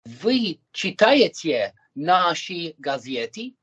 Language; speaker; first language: Russian; non-native, fluent; English